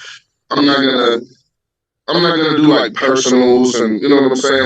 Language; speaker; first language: English; native; English